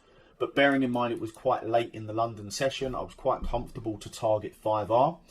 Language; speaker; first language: English; native; English